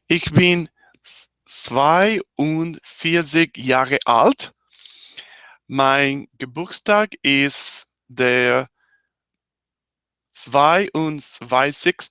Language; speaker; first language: German; non-native, learner; Spanish